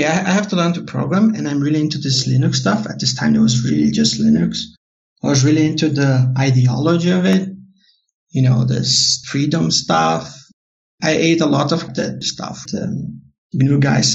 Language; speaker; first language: English; non-native, fluent; Portuguese